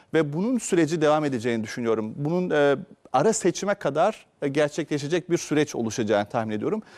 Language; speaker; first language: Turkish; native; Turkish